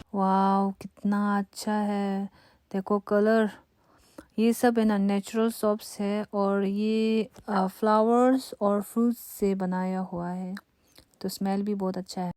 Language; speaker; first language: Hindi; non-native, local second language; Tibetan